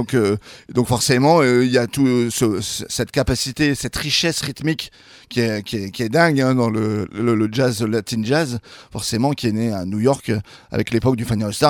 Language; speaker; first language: French; native; French